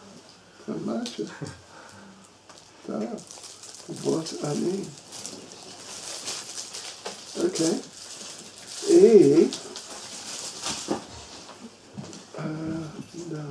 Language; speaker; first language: Russian; non-native, learner; English